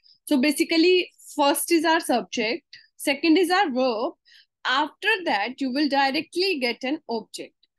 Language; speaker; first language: English; non-native, local second language; Hindi